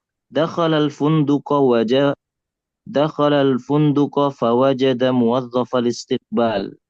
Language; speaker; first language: Arabic; non-native, fluent; Indonesian